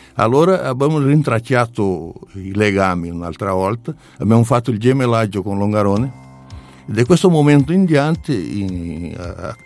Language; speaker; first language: Italian; non-native, learner; Portuguese